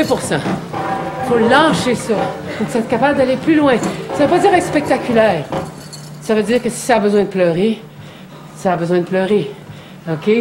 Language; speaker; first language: French; native; French